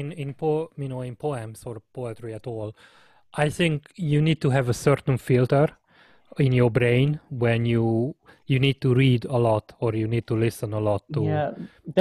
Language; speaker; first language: English; non-native, fluent; Hungarian